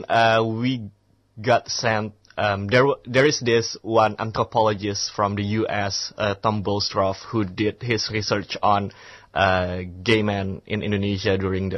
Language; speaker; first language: English; non-native, fluent; Indonesian